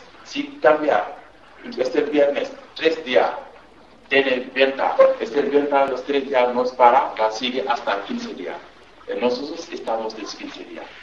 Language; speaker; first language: Spanish; non-native, learner; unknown